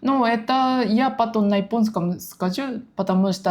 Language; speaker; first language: Russian; non-native, learner; Japanese